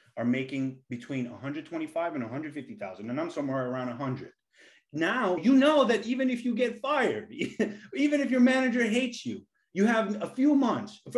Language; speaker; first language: English; native; English